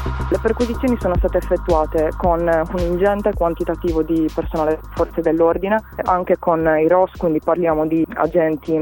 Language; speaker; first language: Italian; native; Italian